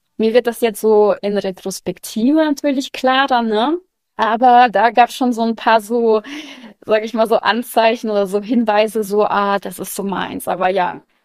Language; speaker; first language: German; early bilingual, other home language; Russian